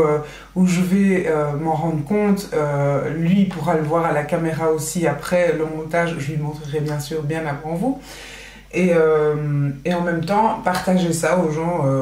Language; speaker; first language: French; native; French